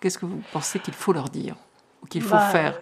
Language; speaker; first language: French; native; French